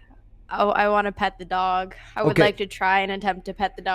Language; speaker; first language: English; native; English